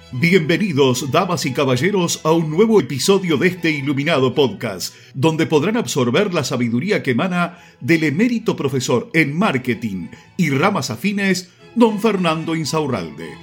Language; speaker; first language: Spanish; native; Spanish